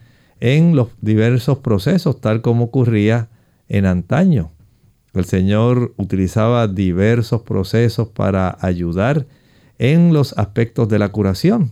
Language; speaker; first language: Spanish; native; Spanish